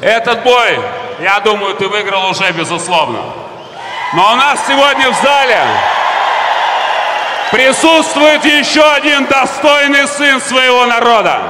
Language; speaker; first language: Russian; native; Russian